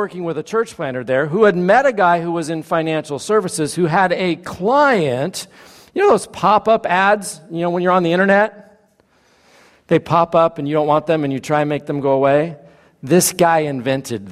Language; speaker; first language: English; native; English